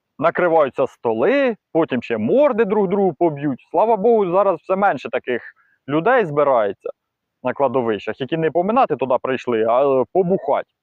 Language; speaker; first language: Ukrainian; non-native, local second language; Russian